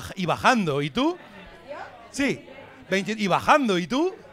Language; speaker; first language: Spanish; native; Spanish